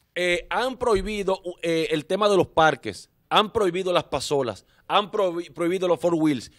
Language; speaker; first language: Spanish; native; Spanish